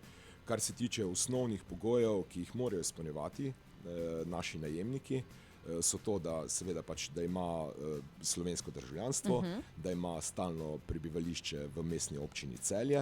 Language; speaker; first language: Slovenian; native; Slovenian